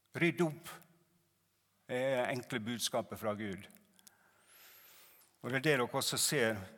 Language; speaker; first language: Norwegian; native; Norwegian